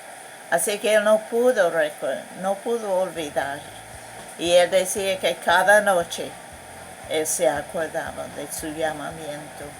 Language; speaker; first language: Spanish; non-native, fluent; English